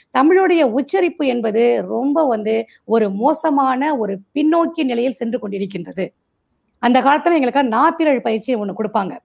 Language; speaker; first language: Tamil; non-native, local second language; Marathi